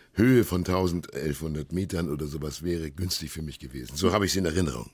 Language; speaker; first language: German; native; German